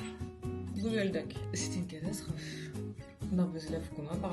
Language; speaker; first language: French; native; French